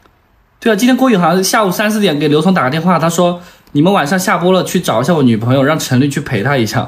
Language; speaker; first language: Chinese; native; Chinese